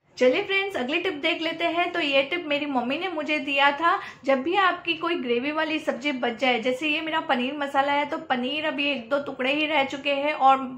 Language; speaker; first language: Hindi; non-native, local second language; Gujarati